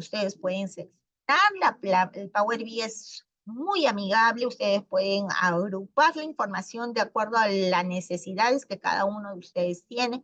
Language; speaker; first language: Spanish; native; Spanish